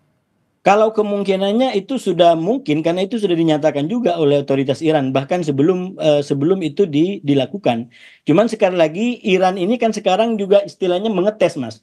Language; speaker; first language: Indonesian; native; Indonesian